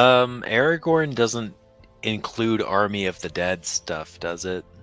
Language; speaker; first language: English; native; English